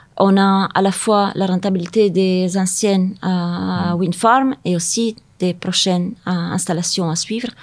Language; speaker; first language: French; non-native, fluent; Italian